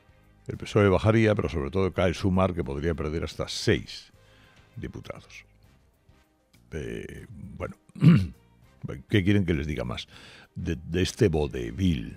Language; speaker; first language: Spanish; native; Spanish